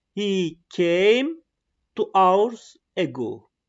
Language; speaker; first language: English; non-native, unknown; Turkish